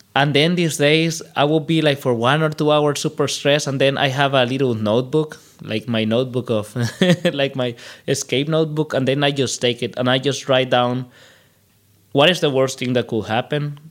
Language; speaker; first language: English; non-native, fluent; Spanish